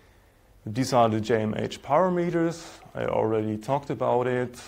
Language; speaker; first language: English; non-native, fluent; German